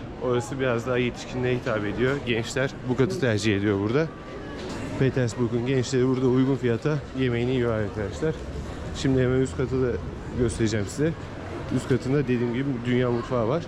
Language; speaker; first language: Turkish; native; Turkish